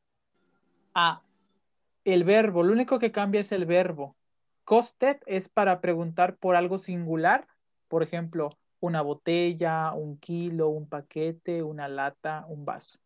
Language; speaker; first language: Spanish; native; Spanish